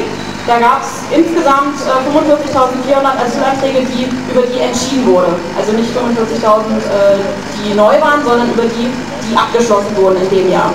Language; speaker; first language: German; native; German